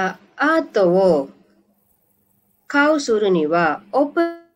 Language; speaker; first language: Japanese; non-native, learner; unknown